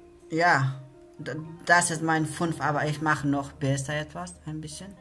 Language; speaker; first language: German; non-native, learner; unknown